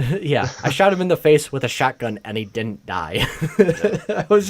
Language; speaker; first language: English; native; English